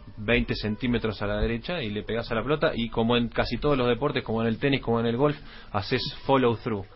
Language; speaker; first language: Spanish; native; Spanish